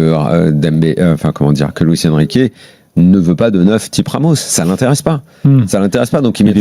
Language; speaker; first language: French; native; French